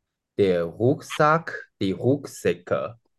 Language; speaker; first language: German; non-native, fluent; Chinese